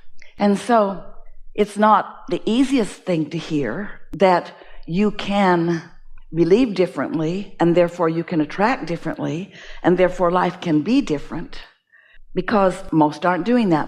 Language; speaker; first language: English; native; English